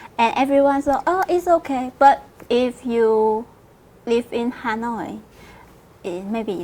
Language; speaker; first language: English; non-native, learner; Vietnamese